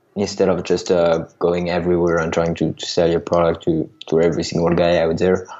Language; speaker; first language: English; non-native, fluent; French